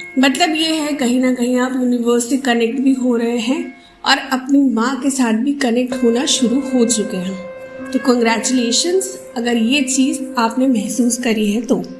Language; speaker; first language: Hindi; non-native, local second language; Bangla